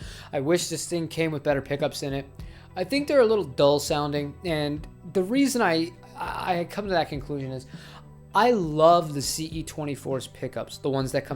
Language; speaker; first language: English; native; English